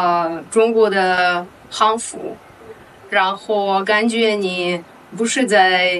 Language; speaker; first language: Chinese; non-native, fluent; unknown